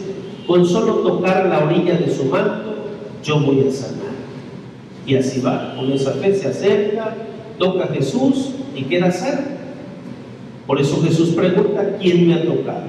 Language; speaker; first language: Spanish; native; Spanish